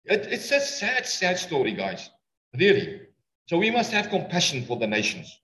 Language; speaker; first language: English; non-native, local second language; Afrikaans